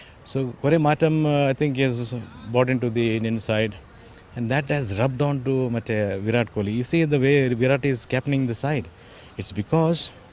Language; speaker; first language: English; non-native, local second language; Malayalam